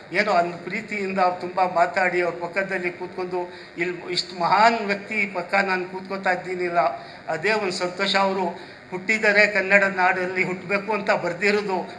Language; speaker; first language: Kannada; non-native, local second language; Urdu